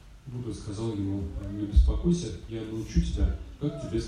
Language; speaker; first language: Russian; native; Russian